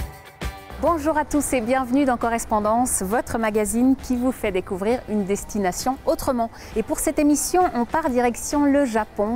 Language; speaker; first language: French; native; French